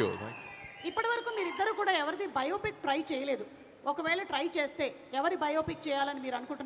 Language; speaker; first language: Telugu; native; Telugu